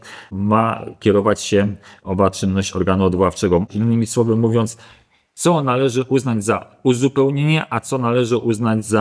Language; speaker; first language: Polish; native; Polish